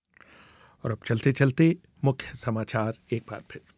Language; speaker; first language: Hindi; native; Hindi